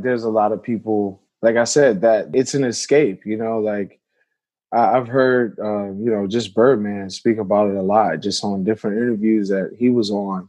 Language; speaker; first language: English; native; English